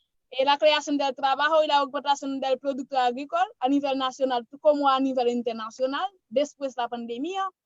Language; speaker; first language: Spanish; non-native, learner; Haitian Creole